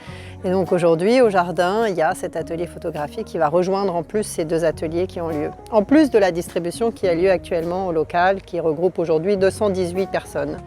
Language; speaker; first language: French; native; French